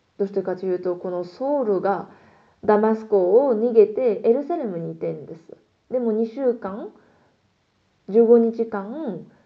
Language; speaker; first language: Japanese; non-native, fluent; Korean